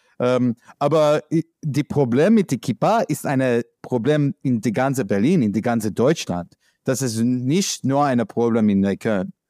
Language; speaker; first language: German; non-native, learner; English